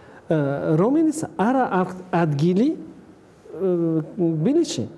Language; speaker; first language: Georgian; non-native, learner; French